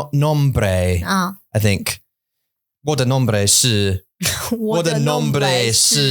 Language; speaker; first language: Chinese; non-native, learner; English